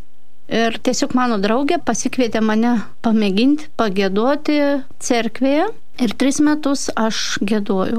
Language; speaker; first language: Lithuanian; non-native, fluent; Russian